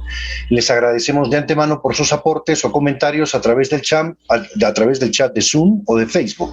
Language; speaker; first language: Spanish; native; Spanish